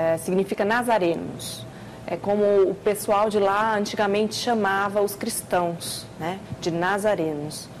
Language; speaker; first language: Portuguese; native; Portuguese